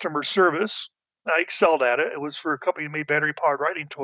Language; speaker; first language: English; native; English